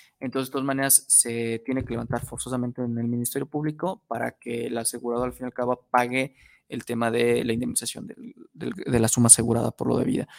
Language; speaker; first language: Spanish; native; Spanish